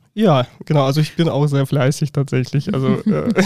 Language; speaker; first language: German; non-native, fluent; Russian